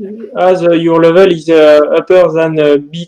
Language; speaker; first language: English; non-native, learner; French